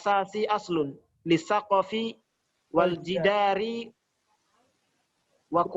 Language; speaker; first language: Arabic; non-native, learner; Indonesian